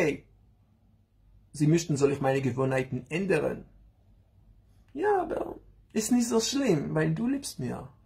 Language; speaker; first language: German; non-native, learner; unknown